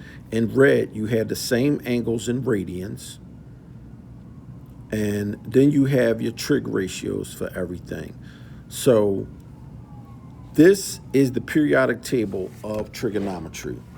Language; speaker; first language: English; native; English